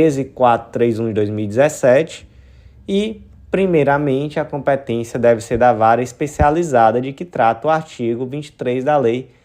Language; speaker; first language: Portuguese; native; Portuguese